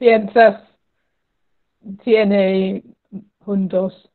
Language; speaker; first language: Spanish; non-native, learner; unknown